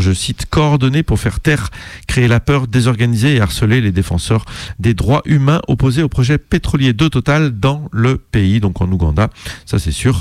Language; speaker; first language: French; native; French